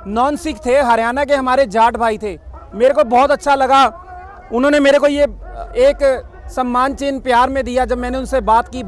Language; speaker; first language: Hindi; non-native, local second language; Punjabi